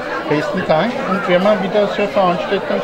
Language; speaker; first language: German; native; German